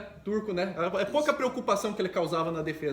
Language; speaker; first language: Portuguese; native; Portuguese